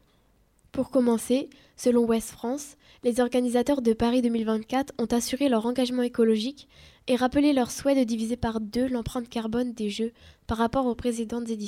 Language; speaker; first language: French; native; French